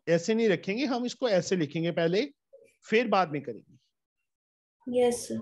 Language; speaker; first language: Hindi; native; Hindi